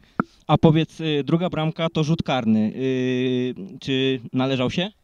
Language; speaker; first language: Polish; native; Polish